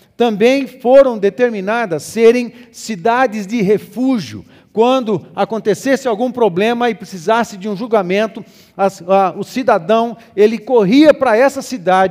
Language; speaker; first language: Portuguese; native; Portuguese